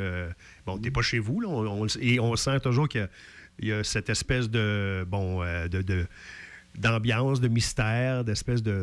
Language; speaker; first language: French; native; French